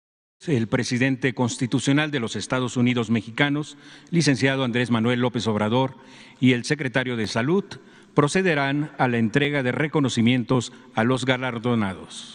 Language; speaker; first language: Spanish; native; Spanish